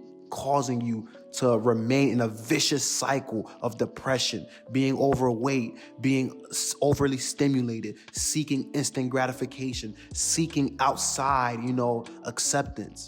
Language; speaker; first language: English; native; English